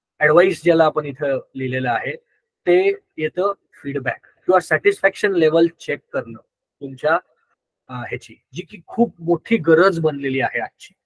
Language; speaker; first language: Marathi; non-native, local second language; Gujarati